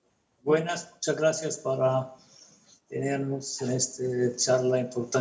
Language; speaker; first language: Spanish; non-native, fluent; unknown